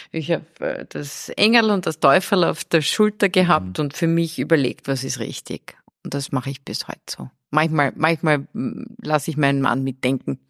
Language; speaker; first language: German; early bilingual, heritage; German